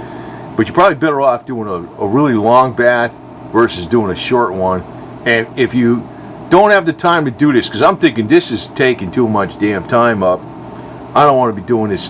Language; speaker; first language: English; native; English